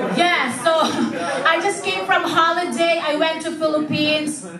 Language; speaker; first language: English; non-native, local second language; Filipino